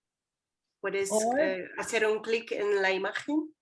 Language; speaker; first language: Spanish; non-native, fluent; Portuguese